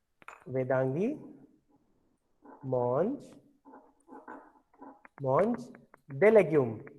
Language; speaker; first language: French; non-native, fluent; Hindi